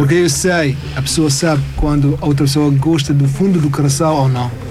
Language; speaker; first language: Portuguese; non-native, fluent; Arabic